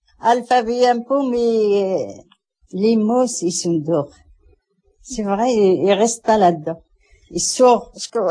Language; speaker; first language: French; non-native, learner; Kabyle